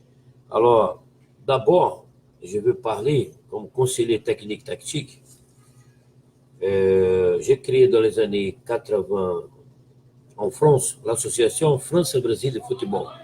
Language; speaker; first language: French; non-native, fluent; Portuguese